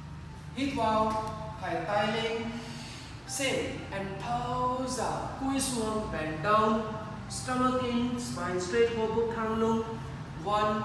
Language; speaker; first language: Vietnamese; non-native, learner; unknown